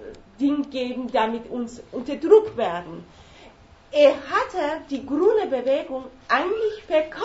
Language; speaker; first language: German; non-native, learner; Persian